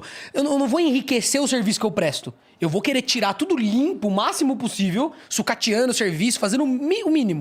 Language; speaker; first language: Portuguese; native; Portuguese